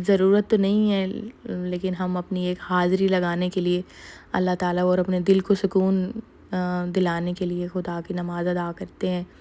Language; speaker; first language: Urdu; native; Urdu